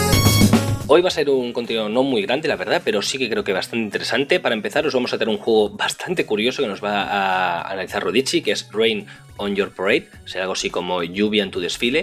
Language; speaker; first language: Spanish; native; Spanish